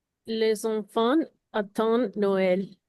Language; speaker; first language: French; non-native, learner; Spanish